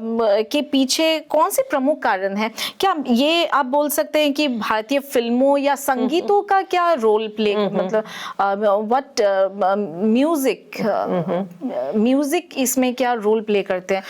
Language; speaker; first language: Hindi; native; Hindi